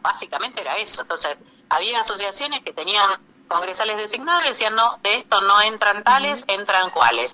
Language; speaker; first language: Spanish; native; Spanish